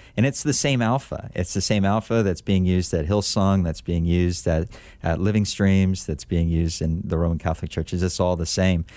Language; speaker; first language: English; native; English